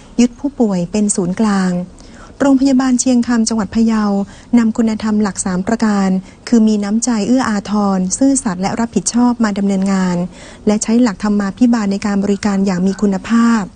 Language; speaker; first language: Thai; native; Thai